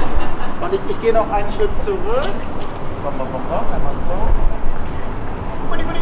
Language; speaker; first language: German; native; German